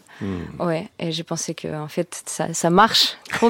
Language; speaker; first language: French; non-native, learner; Russian